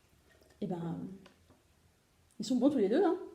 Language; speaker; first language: French; native; French